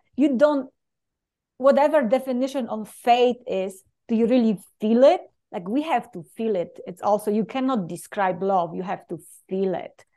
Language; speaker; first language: English; non-native, fluent; Polish